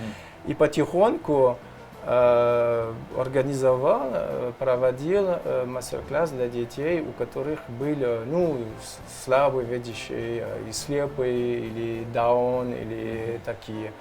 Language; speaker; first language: Russian; non-native, learner; French